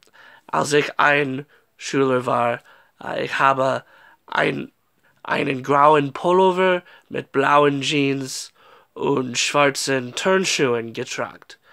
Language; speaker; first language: German; non-native, learner; English